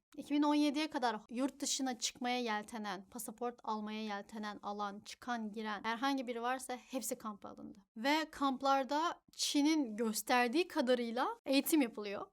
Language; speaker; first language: Turkish; early bilingual, other home language; Uyghur